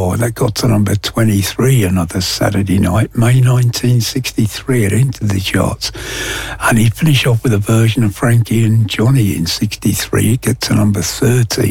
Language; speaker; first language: English; native; English